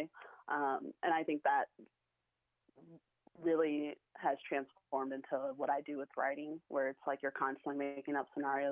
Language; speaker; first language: English; native; English